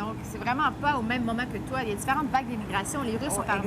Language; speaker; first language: French; native; French